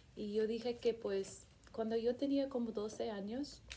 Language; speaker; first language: Spanish; non-native, fluent; English